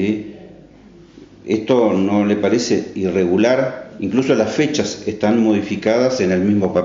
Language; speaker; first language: Spanish; native; Spanish